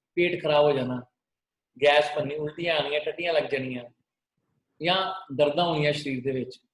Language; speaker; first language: Hindi; non-native, local second language; Punjabi